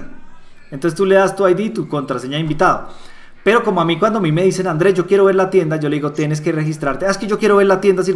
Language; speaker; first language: Spanish; native; Spanish